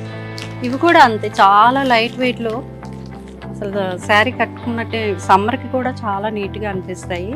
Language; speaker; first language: Telugu; native; Telugu